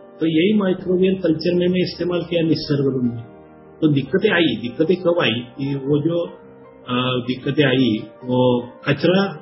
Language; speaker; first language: Hindi; non-native, local second language; Marathi